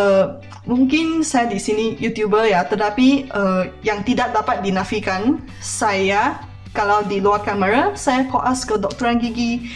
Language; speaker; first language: Indonesian; non-native, fluent; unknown